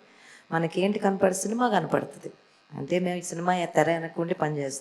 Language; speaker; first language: Telugu; native; Telugu